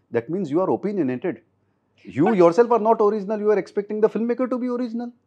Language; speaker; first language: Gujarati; non-native, local second language; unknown